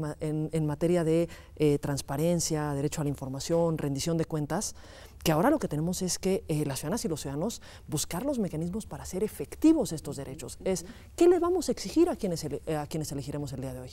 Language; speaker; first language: Spanish; native; Spanish